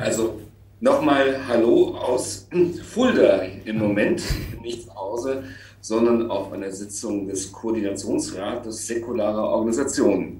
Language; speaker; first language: German; native; German